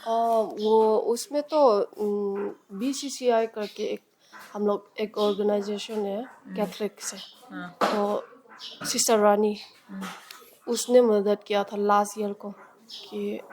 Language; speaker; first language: Hindi; non-native, local second language; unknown